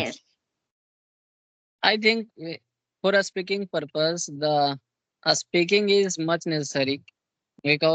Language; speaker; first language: English; non-native, local second language; Hindi